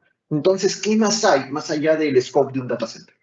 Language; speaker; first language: Spanish; native; Spanish